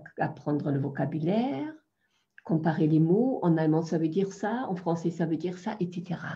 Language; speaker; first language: French; non-native, fluent; German